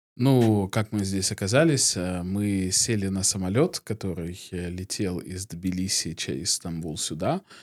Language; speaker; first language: Russian; native; Russian